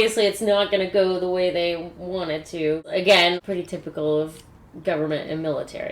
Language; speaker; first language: English; native; English